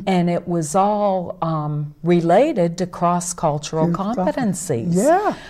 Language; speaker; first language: English; native; English